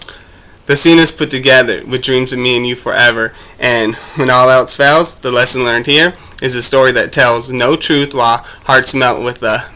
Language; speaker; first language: English; native; English